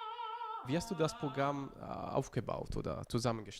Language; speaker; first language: German; non-native, fluent; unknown